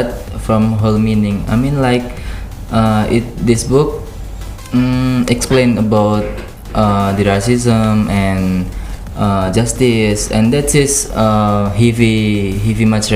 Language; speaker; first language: English; non-native, learner; Indonesian